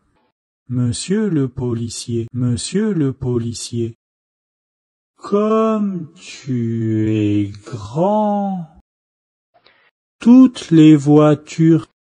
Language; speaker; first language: French; non-native, fluent; Chinese